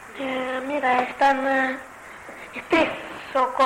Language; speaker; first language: Spanish; non-native, learner; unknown